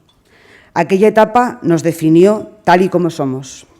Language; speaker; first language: Spanish; native; Spanish